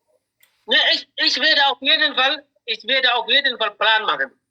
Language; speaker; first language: German; non-native, learner; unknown